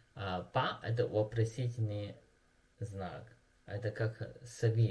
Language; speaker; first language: Russian; non-native, learner; Chinese